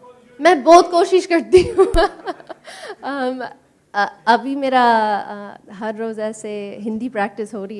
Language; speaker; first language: Hindi; non-native, learner; English